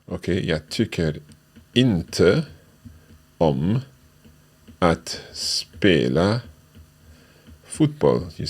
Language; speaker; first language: Swedish; non-native, learner; English